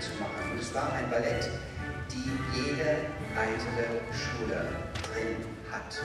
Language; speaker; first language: German; non-native, fluent; English